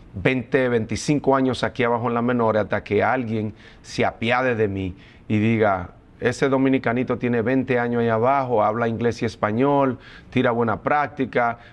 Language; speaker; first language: Spanish; native; Spanish